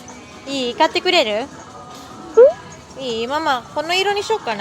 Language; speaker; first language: Japanese; non-native, fluent; Filipino